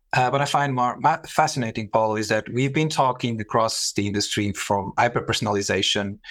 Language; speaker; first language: English; non-native, fluent; Portuguese